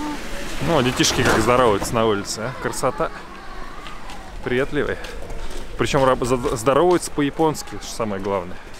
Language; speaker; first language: Russian; native; Russian